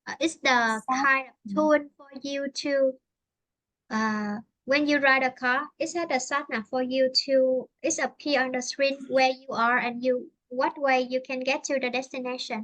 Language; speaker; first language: English; non-native, fluent; Vietnamese